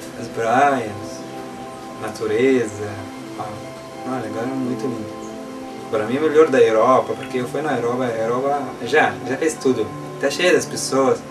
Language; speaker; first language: Portuguese; non-native, learner; Arabic